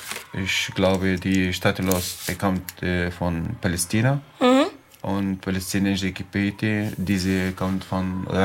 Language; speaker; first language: German; non-native, learner; Arabic